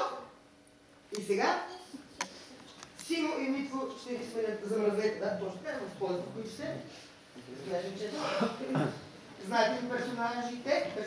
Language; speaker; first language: Bulgarian; native; Bulgarian